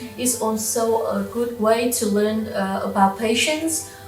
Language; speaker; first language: English; non-native, local second language; Vietnamese